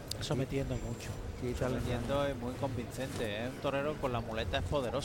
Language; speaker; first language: Spanish; native; Spanish